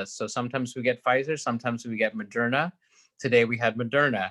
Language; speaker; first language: English; native; English